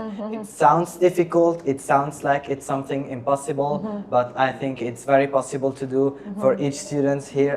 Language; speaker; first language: English; non-native, fluent; Italian